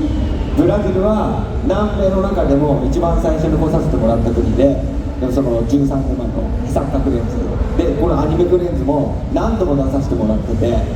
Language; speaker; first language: Japanese; native; Japanese